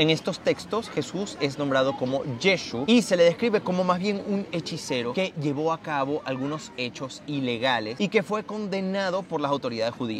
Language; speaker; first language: Spanish; native; Spanish